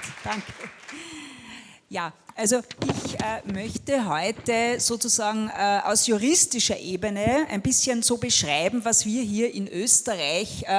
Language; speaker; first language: German; native; German